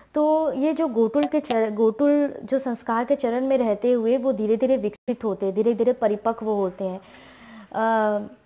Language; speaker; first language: Hindi; native; Hindi